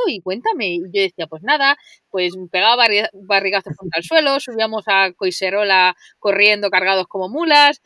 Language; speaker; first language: Spanish; native; Spanish